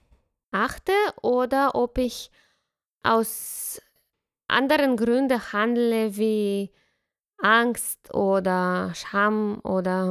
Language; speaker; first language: German; non-native, fluent; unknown